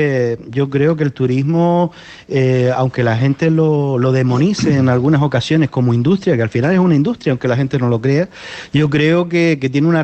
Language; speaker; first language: Spanish; native; Spanish